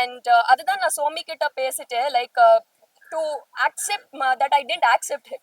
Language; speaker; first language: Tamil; non-native, learner; Telugu